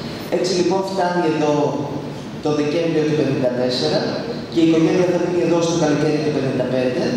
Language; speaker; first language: Greek; native; Greek